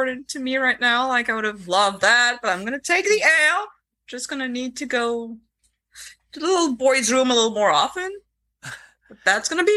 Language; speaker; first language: English; non-native, fluent; French